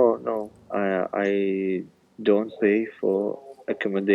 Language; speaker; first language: English; non-native, learner; Russian